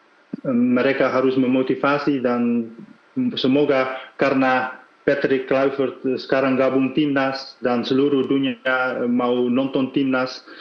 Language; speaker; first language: Indonesian; non-native, fluent; Dutch